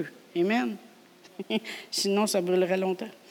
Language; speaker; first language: French; native; French